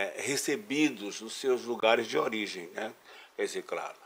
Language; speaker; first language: Portuguese; native; Portuguese